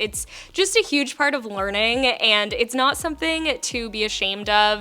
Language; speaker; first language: English; native; English